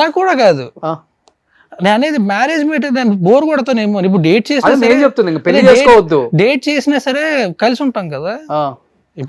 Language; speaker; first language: Telugu; native; Telugu